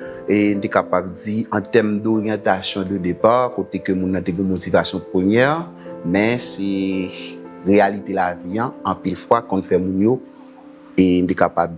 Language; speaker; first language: Haitian Creole; native; Haitian Creole